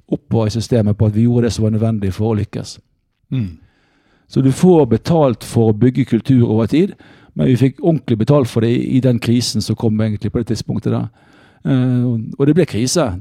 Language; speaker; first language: Norwegian; native; Norwegian